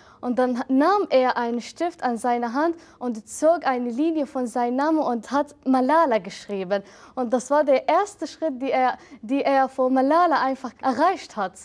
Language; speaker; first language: German; non-native, fluent; Arabic